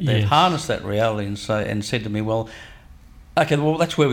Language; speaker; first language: English; native; English